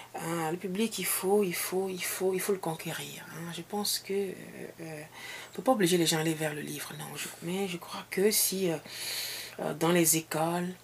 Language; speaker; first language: French; non-native, local second language; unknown